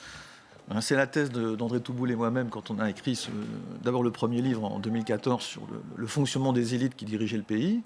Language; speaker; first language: French; native; French